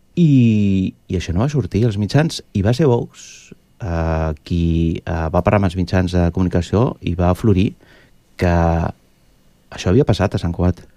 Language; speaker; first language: Catalan; non-native, local second language; Spanish